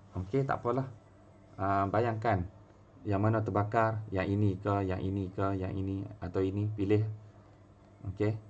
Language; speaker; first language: Malay; native; Malay